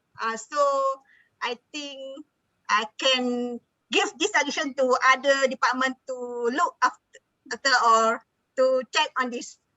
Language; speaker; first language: English; non-native, learner; Malay